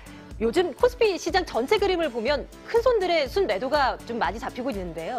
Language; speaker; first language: Korean; native; Korean